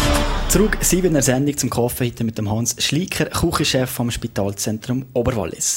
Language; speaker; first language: German; native; German